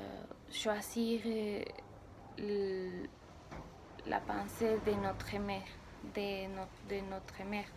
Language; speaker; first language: French; non-native, learner; Spanish